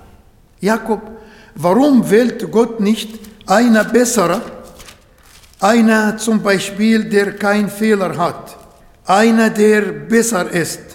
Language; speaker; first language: German; non-native, fluent; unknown